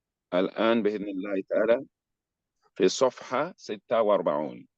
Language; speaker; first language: Arabic; non-native, fluent; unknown